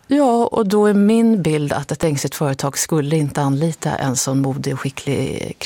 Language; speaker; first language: Swedish; native; Swedish